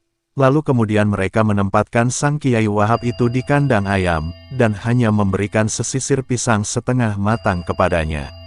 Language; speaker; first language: Indonesian; native; Indonesian